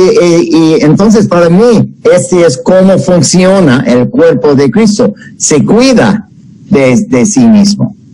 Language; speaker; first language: Spanish; non-native, fluent; English